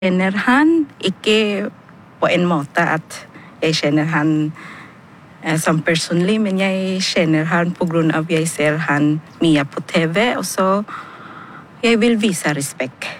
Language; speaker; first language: Norwegian; non-native, fluent; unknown